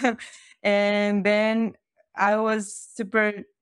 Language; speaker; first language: English; non-native, fluent; Bulgarian